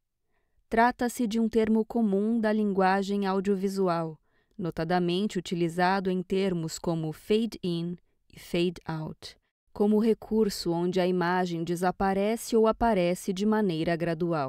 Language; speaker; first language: Portuguese; native; Portuguese